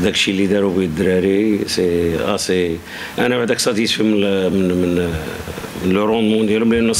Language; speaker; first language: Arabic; native; Arabic